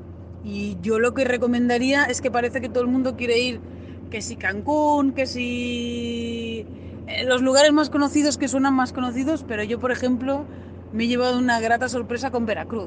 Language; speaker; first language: Spanish; native; Spanish